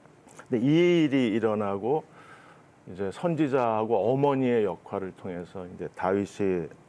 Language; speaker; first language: Korean; native; Korean